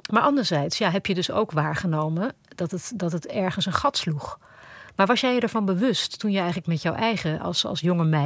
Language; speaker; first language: Dutch; native; Dutch